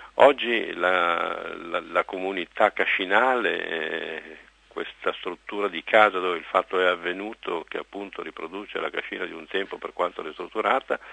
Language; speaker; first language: Italian; native; Italian